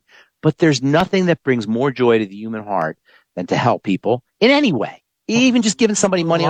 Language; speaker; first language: English; native; English